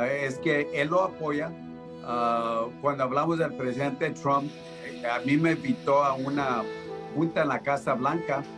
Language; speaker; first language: Spanish; early bilingual, heritage; Spanish